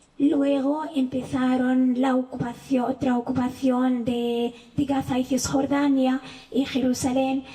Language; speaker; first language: Spanish; non-native, fluent; Arabic